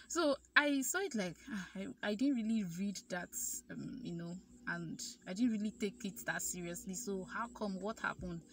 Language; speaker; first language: English; non-native, local second language; Igbo